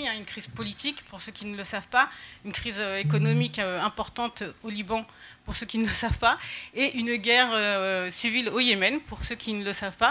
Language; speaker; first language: French; native; French